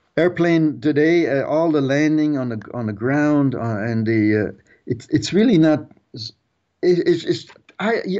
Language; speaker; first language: English; early bilingual, other home language; German